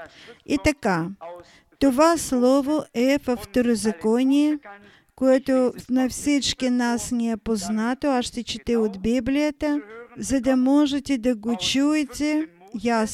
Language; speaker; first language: Bulgarian; non-native, fluent; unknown